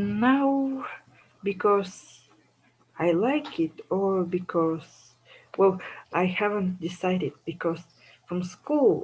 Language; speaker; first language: English; non-native, learner; Bulgarian